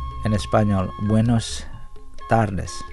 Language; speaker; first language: Spanish; non-native, fluent; Indonesian